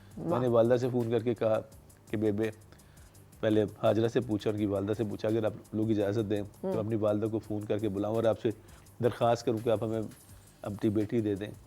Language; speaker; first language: Hindi; non-native, local second language; Punjabi